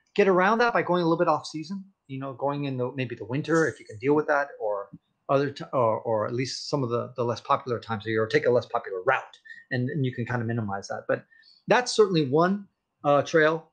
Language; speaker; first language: English; native; English